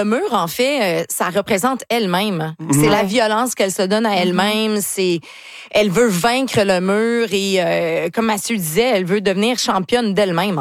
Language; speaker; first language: French; native; French